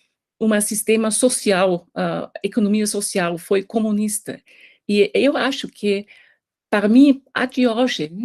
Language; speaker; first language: Portuguese; non-native, fluent; German